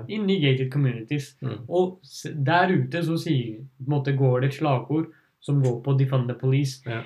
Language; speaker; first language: Norwegian; early bilingual, other home language; Urdu